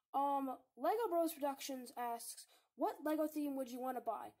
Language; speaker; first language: English; native; English